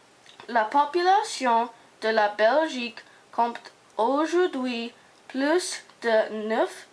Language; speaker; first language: French; non-native, learner; English